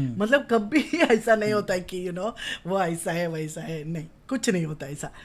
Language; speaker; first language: Hindi; non-native, local second language; Kannada